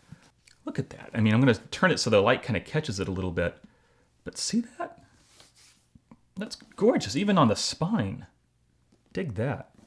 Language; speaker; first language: English; native; English